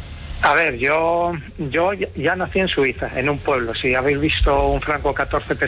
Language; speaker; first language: Spanish; early bilingual, other home language; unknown